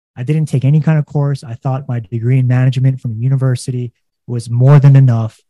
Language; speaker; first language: English; native; English